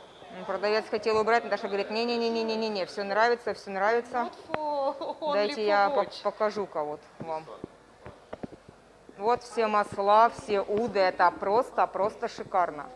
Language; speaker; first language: Russian; native; Russian